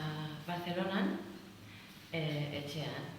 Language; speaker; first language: Basque; non-native, learner; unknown